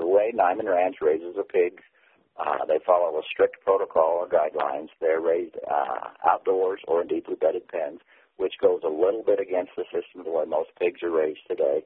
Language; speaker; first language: English; native; English